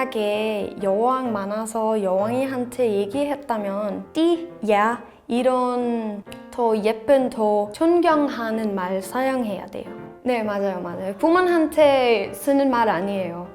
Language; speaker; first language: Korean; non-native, fluent; Danish